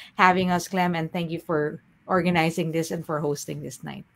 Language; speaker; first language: English; non-native, local second language; Filipino